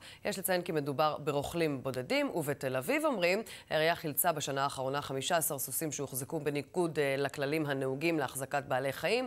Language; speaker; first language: Hebrew; native; Hebrew